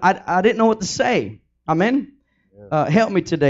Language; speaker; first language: English; early bilingual, other home language; Spanish